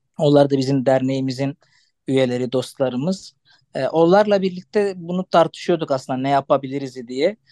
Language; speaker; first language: Turkish; non-native, local second language; Arabic